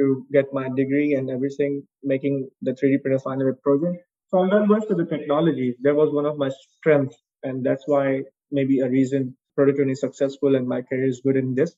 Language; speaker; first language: English; non-native, local second language; Urdu